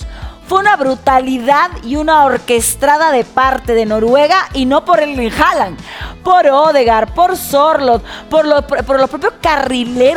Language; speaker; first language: Spanish; native; Spanish